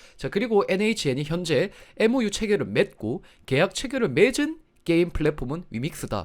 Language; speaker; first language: Korean; native; Korean